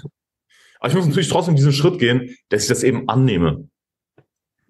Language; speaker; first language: German; native; German